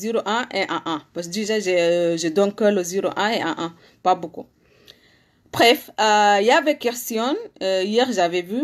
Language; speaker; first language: French; non-native, learner; Arabic